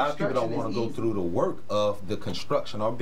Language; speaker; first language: English; native; English